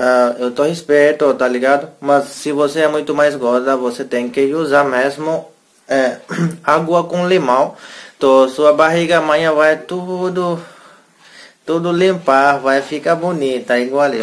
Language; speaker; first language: Portuguese; non-native, learner; Hindi